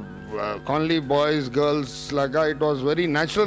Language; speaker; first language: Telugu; non-native, local second language; Urdu